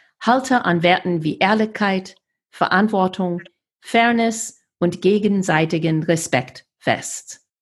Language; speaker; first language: German; non-native, fluent; English